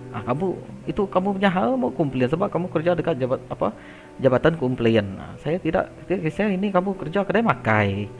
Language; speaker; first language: Malay; non-native, local second language; Iban